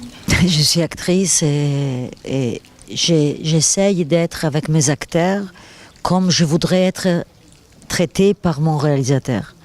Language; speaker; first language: French; non-native, fluent; Italian